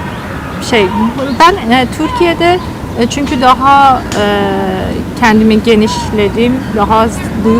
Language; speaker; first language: Turkish; non-native, learner; Persian